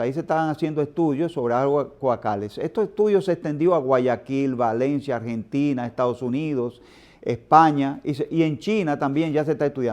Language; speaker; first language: Spanish; native; Spanish